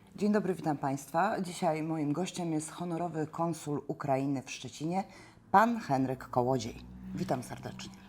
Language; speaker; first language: Polish; native; Polish